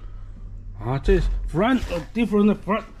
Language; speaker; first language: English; non-native, learner; Chinese